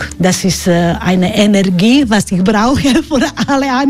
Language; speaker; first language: German; non-native, learner; Croatian